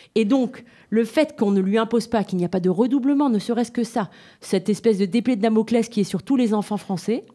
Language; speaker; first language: French; native; French